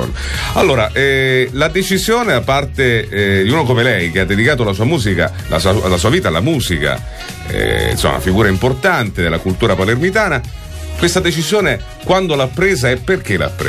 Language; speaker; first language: Italian; native; Italian